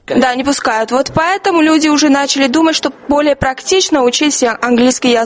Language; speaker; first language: Russian; non-native, fluent; Georgian